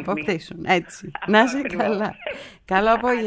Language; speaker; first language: Greek; native; Greek